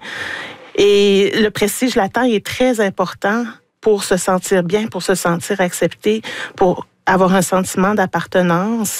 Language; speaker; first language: French; native; French